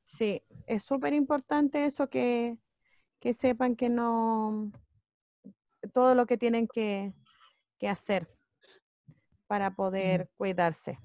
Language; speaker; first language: Spanish; native; Spanish